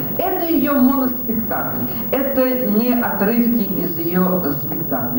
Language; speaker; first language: Russian; native; Russian